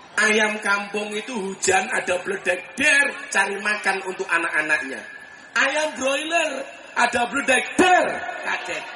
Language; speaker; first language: Indonesian; non-native, local second language; Javanese